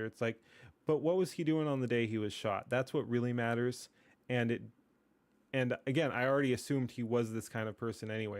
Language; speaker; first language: English; native; English